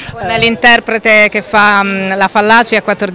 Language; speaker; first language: Italian; native; Italian